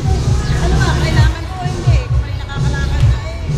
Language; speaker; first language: Filipino; native; Filipino